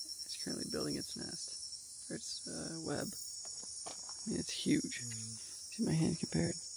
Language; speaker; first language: English; native; English